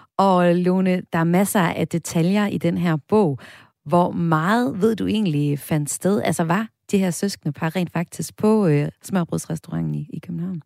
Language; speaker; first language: Danish; native; Danish